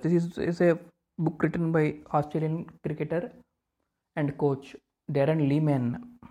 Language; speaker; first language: English; non-native, local second language; Telugu